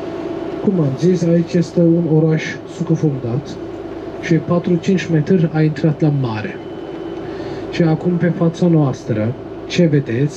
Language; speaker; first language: Romanian; non-native, learner; Turkish